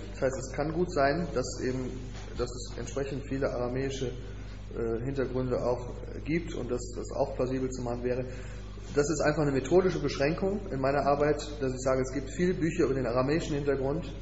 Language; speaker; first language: German; native; German